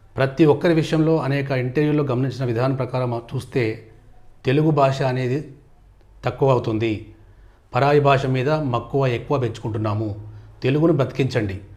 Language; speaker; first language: Telugu; native; Telugu